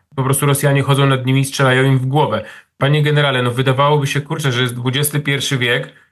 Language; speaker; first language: Polish; native; Polish